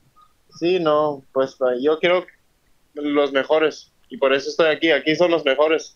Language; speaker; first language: Spanish; early bilingual, heritage; Spanish